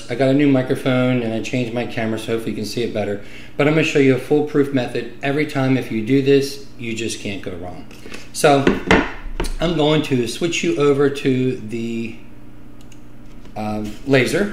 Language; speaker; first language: English; native; English